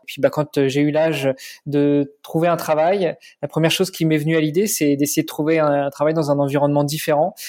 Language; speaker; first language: French; native; French